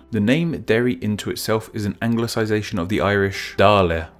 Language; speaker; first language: English; native; English